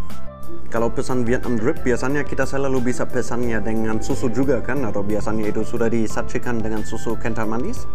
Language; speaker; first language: Indonesian; non-native, fluent; German